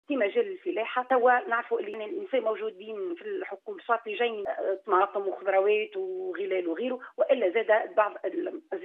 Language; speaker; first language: Arabic; native; Arabic